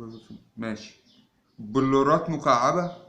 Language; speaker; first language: Arabic; native; Arabic